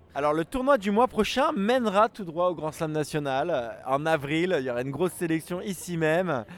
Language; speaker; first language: French; native; French